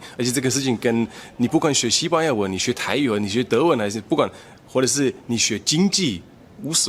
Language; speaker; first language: Chinese; non-native, fluent; German